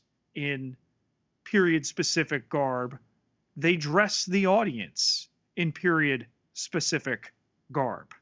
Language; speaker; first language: English; native; English